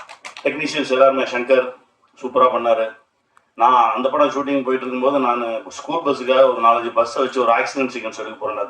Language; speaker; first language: Tamil; native; Tamil